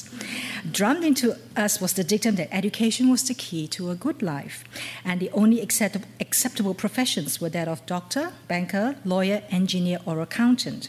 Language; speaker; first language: English; non-native, local second language; Cantonese